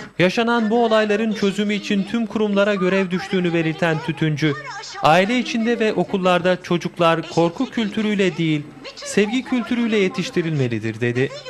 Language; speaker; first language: Turkish; native; Turkish